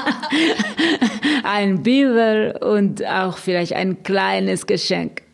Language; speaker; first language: German; non-native, fluent; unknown